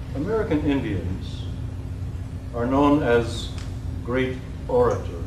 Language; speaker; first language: English; native; English